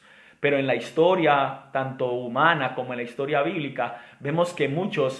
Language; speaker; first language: Spanish; native; Spanish